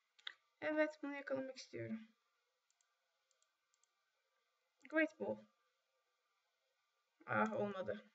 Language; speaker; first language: Turkish; native; Turkish